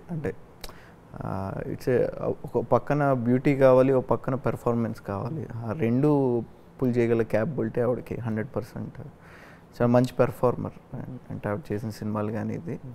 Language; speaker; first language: Telugu; native; Telugu